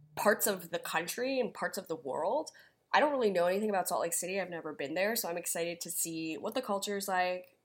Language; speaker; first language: English; native; English